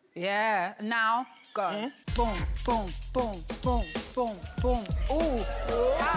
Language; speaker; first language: English; native; English